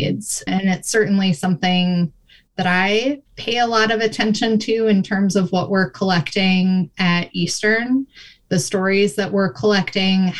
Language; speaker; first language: English; native; English